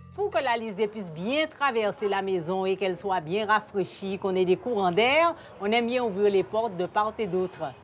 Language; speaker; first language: French; native; French